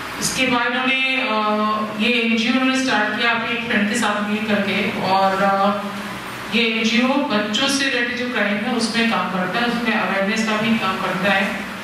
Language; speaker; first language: Hindi; native; Hindi